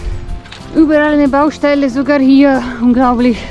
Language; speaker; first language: German; non-native, fluent; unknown